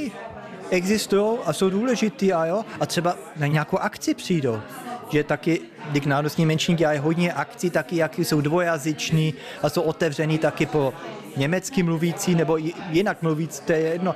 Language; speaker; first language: Czech; early bilingual, heritage; Czech